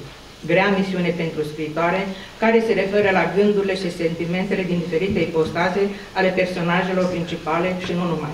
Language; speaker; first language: Romanian; native; Romanian